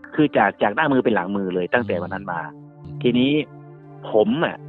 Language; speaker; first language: Thai; native; Thai